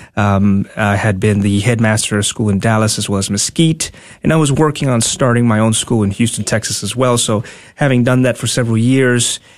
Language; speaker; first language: English; non-native, fluent; Spanish